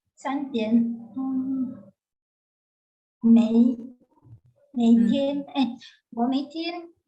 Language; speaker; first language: Chinese; non-native, learner; Indonesian